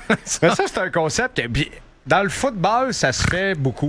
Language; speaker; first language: French; native; French